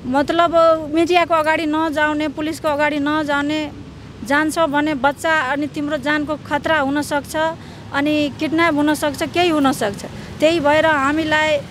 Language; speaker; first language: Nepali; non-native, local second language; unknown